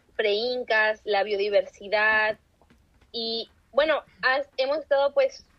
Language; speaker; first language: Spanish; native; Spanish